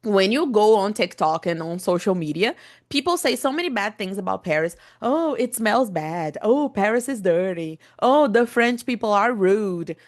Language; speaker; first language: English; non-native, fluent; Portuguese